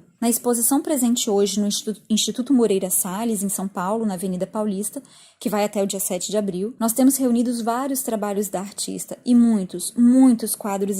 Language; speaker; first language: Portuguese; native; Portuguese